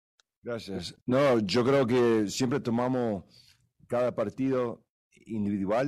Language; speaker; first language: Spanish; early bilingual, heritage; English